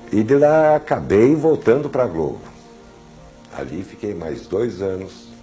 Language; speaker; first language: Portuguese; early bilingual, other home language; German